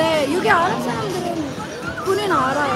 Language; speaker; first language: Korean; non-native, learner; Arabic